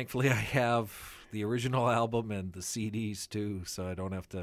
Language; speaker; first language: English; non-native, fluent; Ukrainian